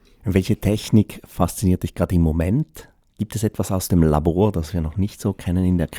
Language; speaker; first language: German; native; German